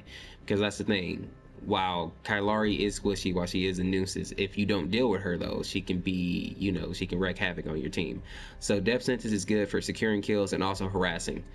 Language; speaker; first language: English; native; English